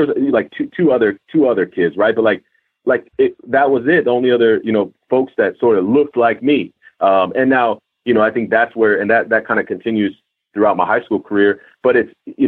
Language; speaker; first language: English; native; English